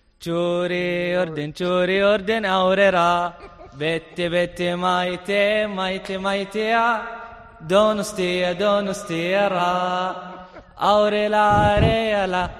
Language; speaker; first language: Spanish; non-native, learner; Arabic